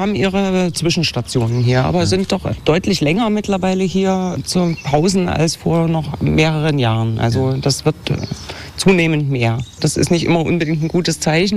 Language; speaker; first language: German; native; German